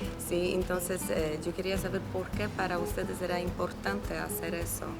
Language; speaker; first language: Spanish; non-native, learner; Polish